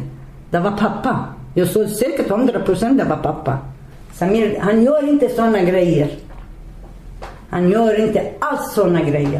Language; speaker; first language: Swedish; non-native, learner; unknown